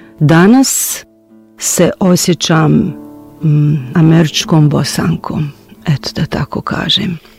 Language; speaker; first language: Bosnian; early bilingual, heritage; Bosnian